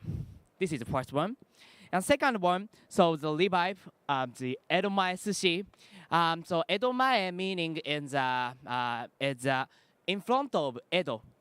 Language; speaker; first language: English; non-native, learner; Japanese